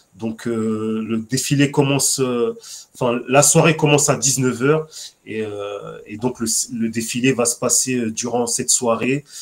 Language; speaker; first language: French; native; French